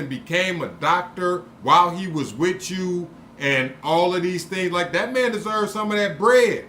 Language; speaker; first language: English; native; English